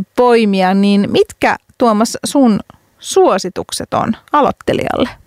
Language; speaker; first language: Finnish; native; Finnish